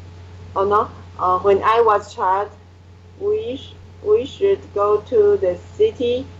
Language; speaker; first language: English; non-native, learner; Chinese